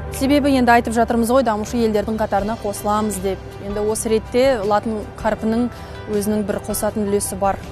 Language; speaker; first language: Kazakh; non-native, local second language; Russian